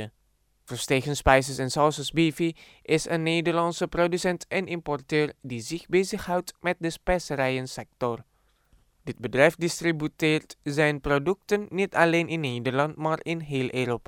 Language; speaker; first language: Dutch; non-native, fluent; Indonesian